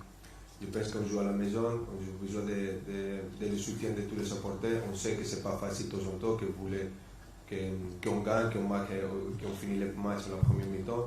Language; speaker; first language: French; non-native, fluent; Spanish